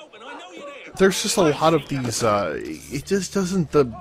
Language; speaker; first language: English; native; English